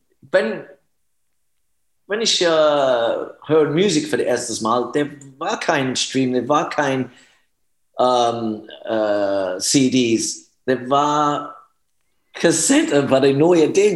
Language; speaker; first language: German; non-native, learner; English